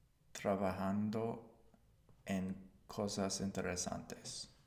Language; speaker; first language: Spanish; non-native, learner; English